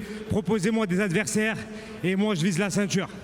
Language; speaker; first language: French; native; French